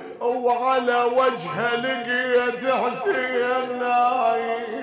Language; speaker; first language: Arabic; native; Arabic